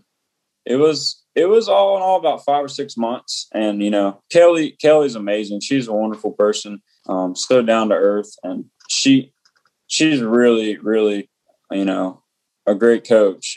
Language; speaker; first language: English; native; English